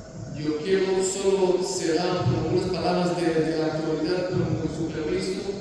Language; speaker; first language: Spanish; non-native, fluent; Hebrew